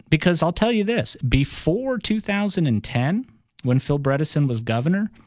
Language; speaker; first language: English; early bilingual, other home language; Russian